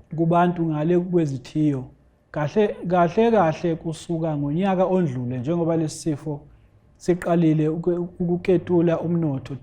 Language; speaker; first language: Zulu; native; Zulu